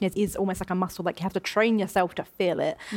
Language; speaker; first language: English; native; English